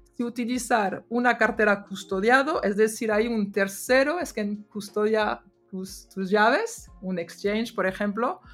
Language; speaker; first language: Spanish; non-native, fluent; French